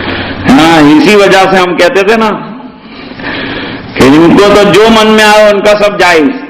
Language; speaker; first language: Urdu; native; Urdu